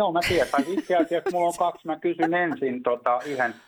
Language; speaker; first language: Finnish; native; Finnish